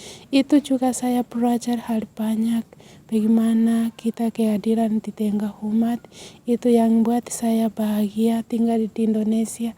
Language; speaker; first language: Indonesian; non-native, learner; Swahili